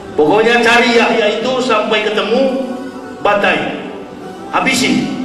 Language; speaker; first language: Indonesian; native; Indonesian